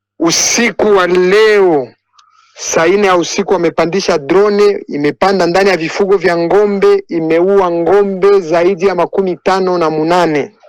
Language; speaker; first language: Swahili; non-native, local second language; Kinyarwanda